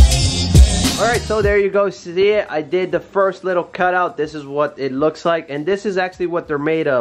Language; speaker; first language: English; native; English